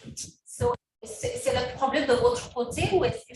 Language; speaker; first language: French; non-native, learner; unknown